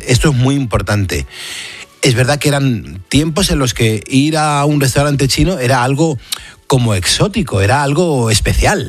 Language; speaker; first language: Spanish; native; Spanish